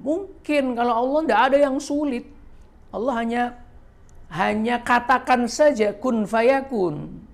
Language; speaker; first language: Indonesian; native; Indonesian